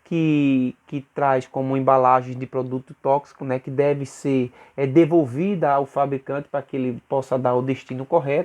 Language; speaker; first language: Portuguese; native; Portuguese